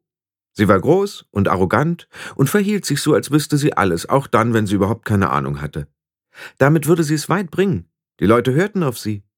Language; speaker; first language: German; native; German